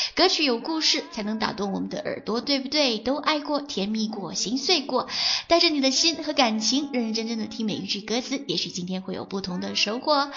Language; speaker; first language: Chinese; native; Chinese